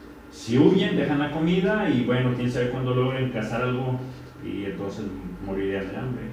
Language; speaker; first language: Spanish; native; Spanish